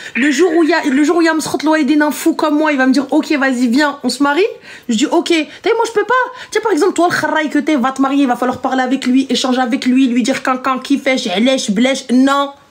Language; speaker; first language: French; early bilingual, other home language; Arabic